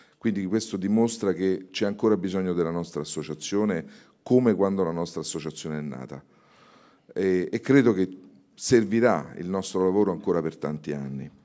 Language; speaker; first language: Italian; native; Italian